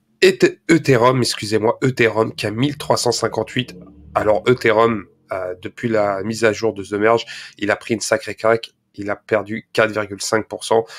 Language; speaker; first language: French; native; French